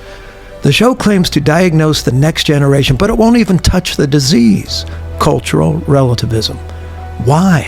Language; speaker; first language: English; native; English